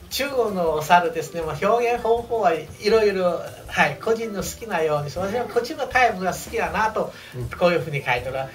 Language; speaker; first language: Japanese; non-native, fluent; Chinese